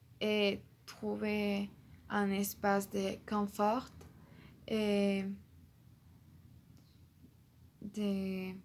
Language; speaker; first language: French; non-native, learner; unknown